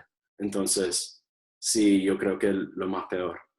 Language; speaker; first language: Spanish; early bilingual, heritage; Spanish